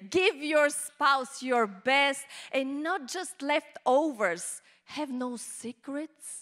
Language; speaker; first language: English; non-native, fluent; Bulgarian